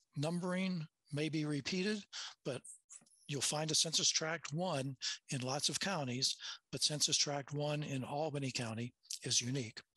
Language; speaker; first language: English; native; English